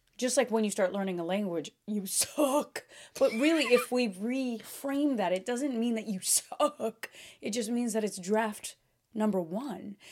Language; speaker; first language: English; early bilingual, other home language; Portuguese